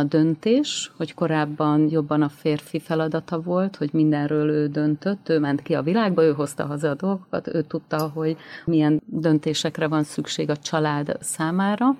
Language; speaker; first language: Hungarian; native; Hungarian